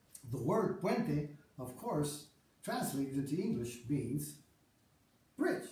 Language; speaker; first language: English; early bilingual, other home language; Spanish